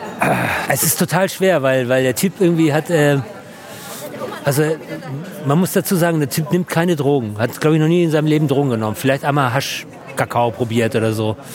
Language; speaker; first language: German; native; German